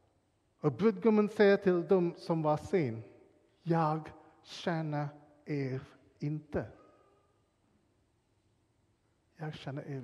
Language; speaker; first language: Swedish; non-native, fluent; English